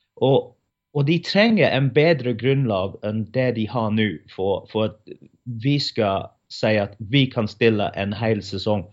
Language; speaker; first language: Norwegian; non-native, fluent; English